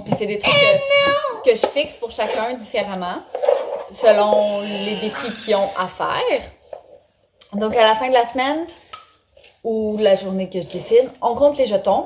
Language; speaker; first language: French; native; French